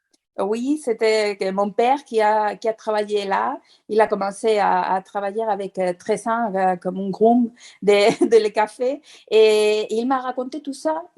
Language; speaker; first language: French; non-native, fluent; Spanish